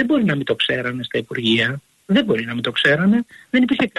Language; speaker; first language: Greek; native; Greek